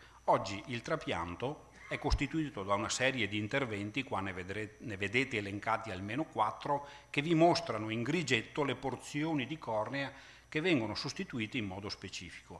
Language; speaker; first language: Italian; native; Italian